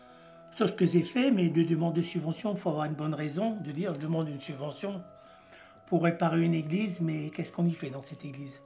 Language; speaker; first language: French; native; French